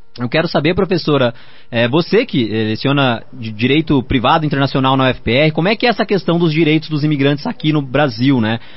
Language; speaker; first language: Portuguese; native; Portuguese